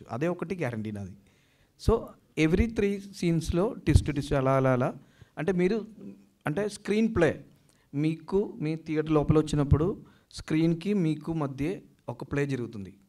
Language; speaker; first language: Telugu; non-native, learner; Malayalam